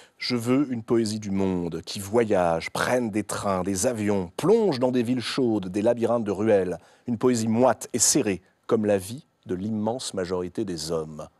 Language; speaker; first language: French; native; French